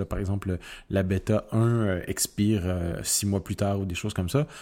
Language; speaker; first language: French; native; French